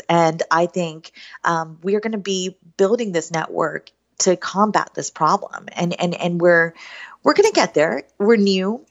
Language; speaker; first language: English; native; English